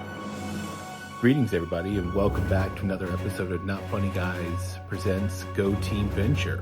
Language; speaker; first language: English; native; English